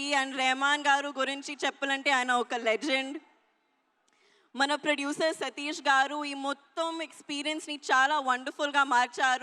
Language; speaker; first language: Telugu; non-native, learner; Hindi